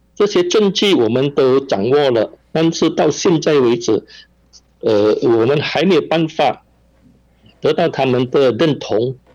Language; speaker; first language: Chinese; non-native, local second language; Min Nan Chinese